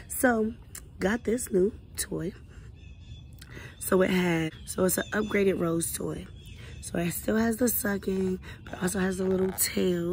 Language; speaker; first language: English; native; English